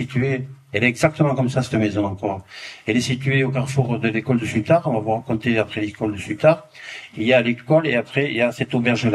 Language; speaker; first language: French; native; French